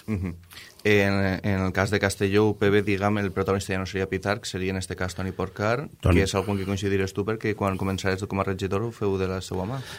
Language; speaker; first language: Catalan; native; Catalan